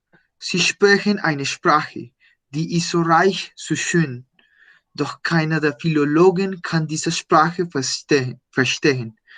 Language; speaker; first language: German; non-native, learner; Spanish